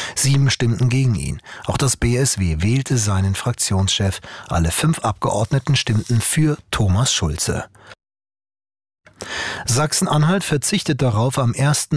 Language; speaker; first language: German; native; German